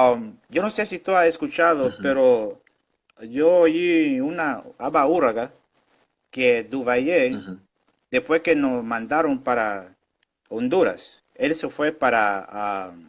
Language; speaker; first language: Spanish; non-native, local second language; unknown